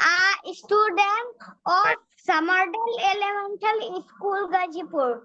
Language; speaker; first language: English; non-native, learner; Bangla